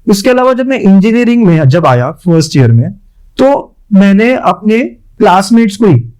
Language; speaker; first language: Hindi; non-native, local second language; Marathi